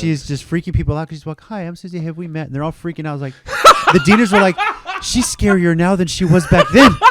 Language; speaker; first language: English; native; English